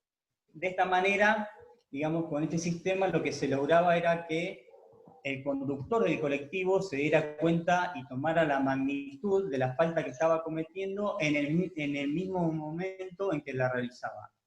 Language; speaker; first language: Spanish; native; Spanish